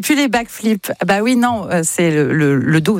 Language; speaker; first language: French; native; French